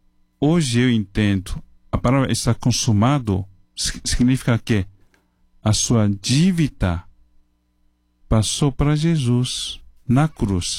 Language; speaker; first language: Portuguese; non-native, fluent; Chinese